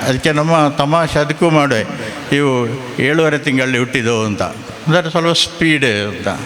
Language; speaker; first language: Kannada; native; Kannada